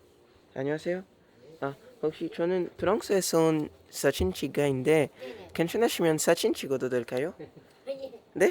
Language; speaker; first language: Korean; non-native, learner; French